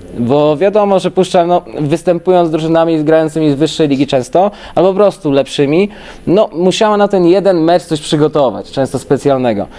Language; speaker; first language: Polish; native; Polish